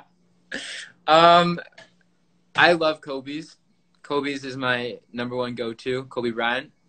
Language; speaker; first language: English; native; English